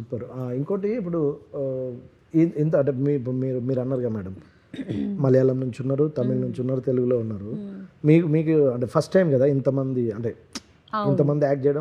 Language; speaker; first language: Telugu; native; Telugu